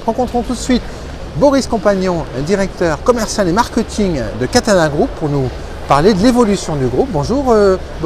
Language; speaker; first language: French; native; French